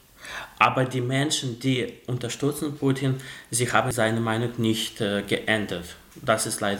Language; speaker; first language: German; non-native, fluent; Russian